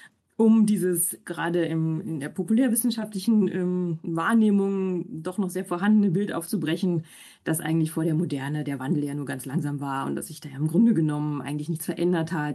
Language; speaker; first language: German; native; German